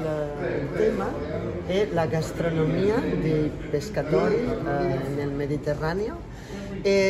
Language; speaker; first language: Italian; non-native, learner; Catalan